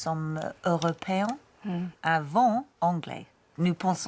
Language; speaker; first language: French; non-native, fluent; English